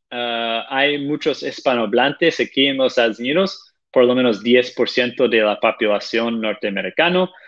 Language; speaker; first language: Spanish; non-native, fluent; Portuguese